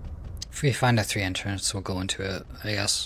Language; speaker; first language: English; native; English